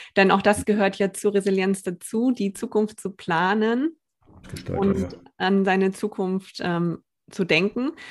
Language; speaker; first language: German; native; German